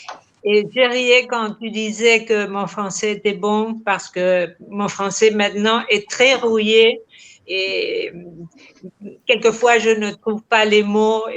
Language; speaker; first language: French; non-native, fluent; Spanish